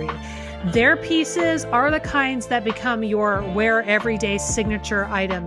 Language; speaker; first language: English; native; English